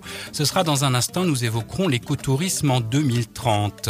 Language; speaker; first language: French; native; French